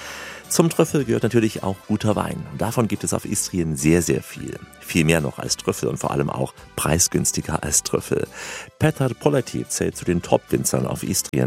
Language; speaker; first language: German; native; German